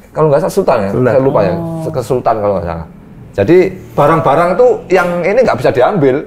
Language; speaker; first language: Indonesian; native; Indonesian